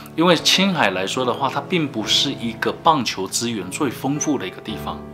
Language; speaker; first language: Chinese; native; Chinese